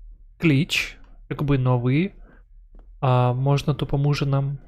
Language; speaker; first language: Czech; non-native, learner; Ukrainian